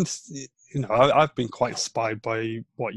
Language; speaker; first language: English; non-native, local second language; Welsh